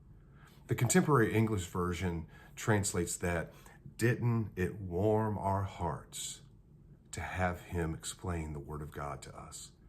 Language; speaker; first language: English; native; English